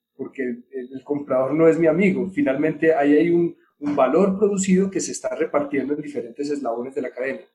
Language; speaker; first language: Spanish; native; Spanish